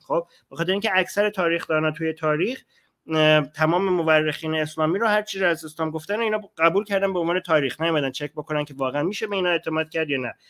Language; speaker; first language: Persian; native; Persian